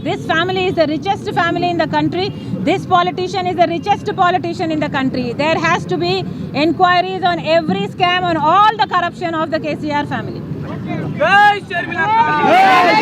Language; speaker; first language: English; non-native, local second language; Telugu